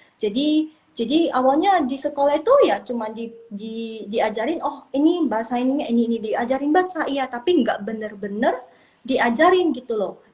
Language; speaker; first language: Indonesian; non-native, local second language; Min Nan Chinese